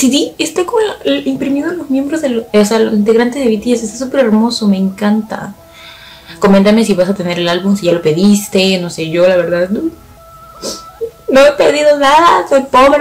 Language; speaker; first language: Spanish; native; Spanish